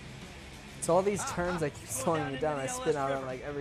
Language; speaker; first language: English; native; English